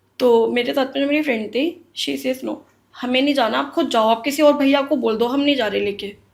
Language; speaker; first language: Hindi; native; Hindi